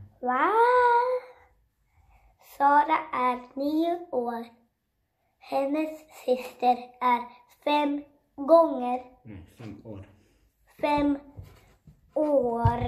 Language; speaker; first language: Swedish; early bilingual, other home language; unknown